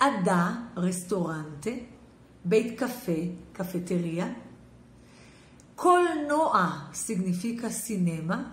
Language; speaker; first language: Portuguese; non-native, fluent; Hebrew